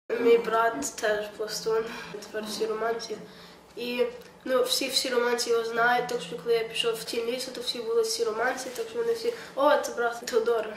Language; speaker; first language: Ukrainian; early bilingual, heritage; Ukrainian